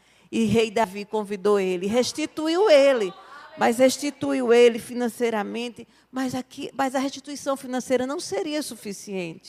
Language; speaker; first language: Portuguese; native; Portuguese